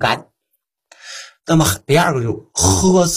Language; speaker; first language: Chinese; native; Chinese